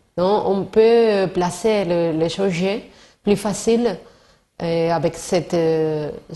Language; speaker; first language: French; non-native, learner; Spanish